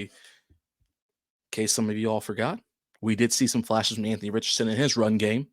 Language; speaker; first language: English; native; English